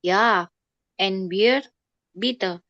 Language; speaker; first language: German; non-native, learner; Indonesian